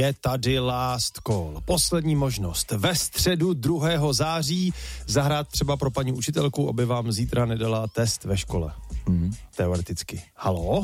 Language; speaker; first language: Czech; native; Czech